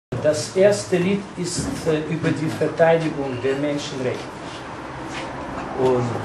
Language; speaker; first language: German; non-native, fluent; Russian